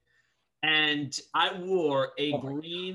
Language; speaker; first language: English; native; English